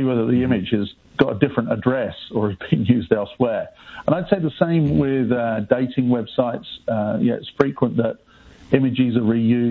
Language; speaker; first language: English; native; English